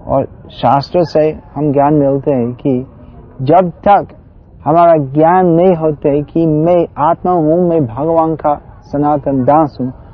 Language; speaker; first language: Hindi; non-native, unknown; English